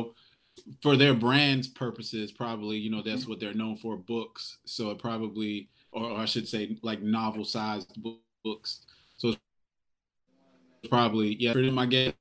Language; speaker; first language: English; native; English